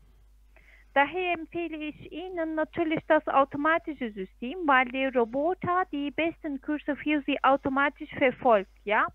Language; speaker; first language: German; non-native, fluent; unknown